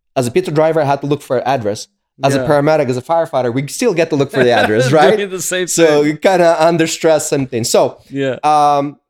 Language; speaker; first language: English; early bilingual, other home language; Ukrainian